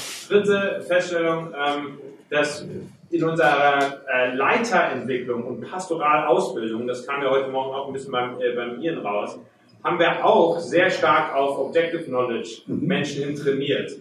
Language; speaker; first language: German; native; German